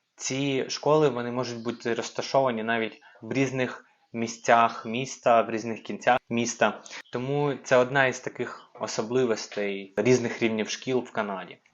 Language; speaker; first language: Ukrainian; native; Ukrainian